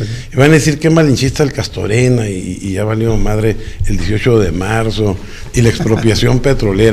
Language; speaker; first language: Spanish; native; Spanish